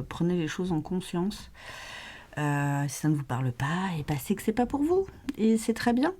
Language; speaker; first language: French; native; French